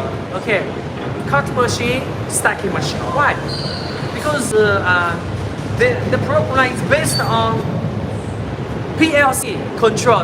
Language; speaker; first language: English; non-native, learner; Chinese